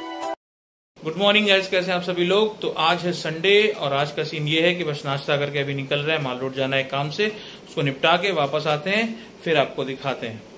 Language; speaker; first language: Hindi; native; Hindi